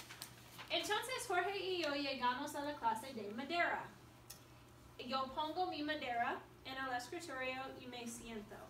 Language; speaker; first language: Spanish; non-native, learner; English